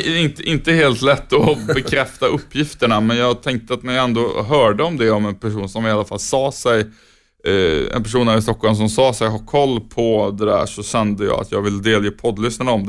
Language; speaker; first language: Swedish; native; Swedish